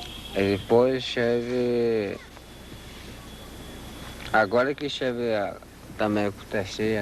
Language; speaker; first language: Portuguese; non-native, local second language; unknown